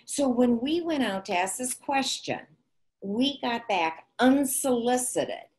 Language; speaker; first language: English; native; English